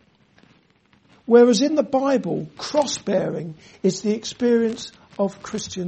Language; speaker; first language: English; native; English